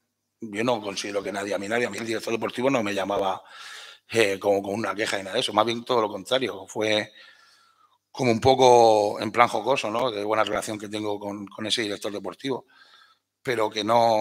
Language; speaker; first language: Spanish; native; Spanish